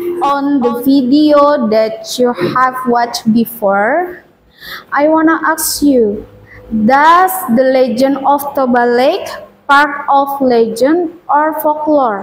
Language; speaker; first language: English; non-native, learner; Indonesian